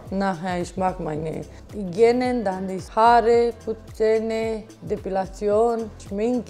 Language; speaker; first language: German; non-native, learner; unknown